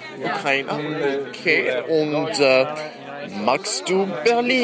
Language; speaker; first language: German; non-native, learner; Norwegian